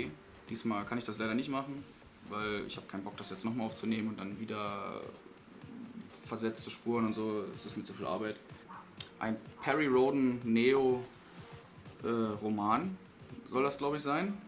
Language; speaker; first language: German; native; German